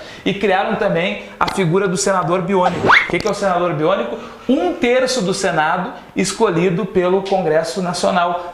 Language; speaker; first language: Portuguese; native; Portuguese